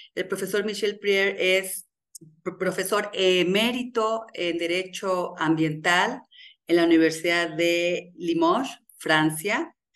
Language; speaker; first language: Spanish; native; Spanish